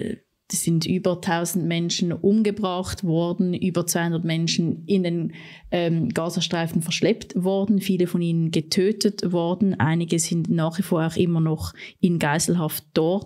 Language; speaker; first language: German; native; German